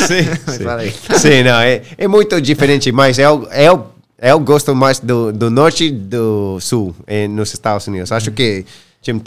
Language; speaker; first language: Portuguese; non-native, learner; English